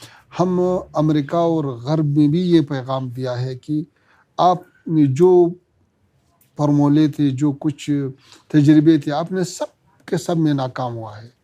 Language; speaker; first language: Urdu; non-native, learner; Pashto